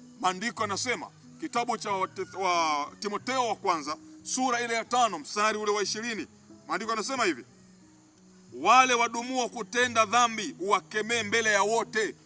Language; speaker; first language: Swahili; native; Swahili